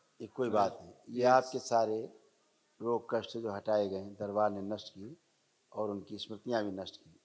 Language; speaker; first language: Hindi; native; Hindi